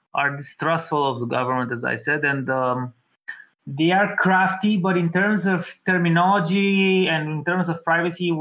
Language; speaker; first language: English; non-native, fluent; Romanian